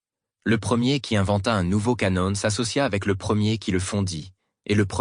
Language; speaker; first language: French; native; French